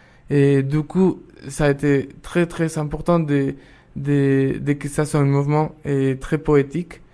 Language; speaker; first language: French; non-native, fluent; Spanish